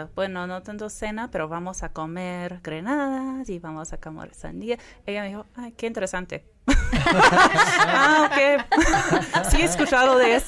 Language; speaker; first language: Spanish; non-native, fluent; English